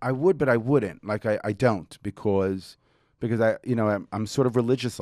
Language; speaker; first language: English; native; English